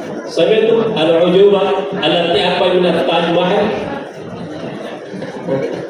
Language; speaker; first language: Arabic; non-native, fluent; Urdu